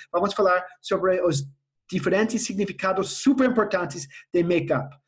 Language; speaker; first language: Portuguese; non-native, fluent; English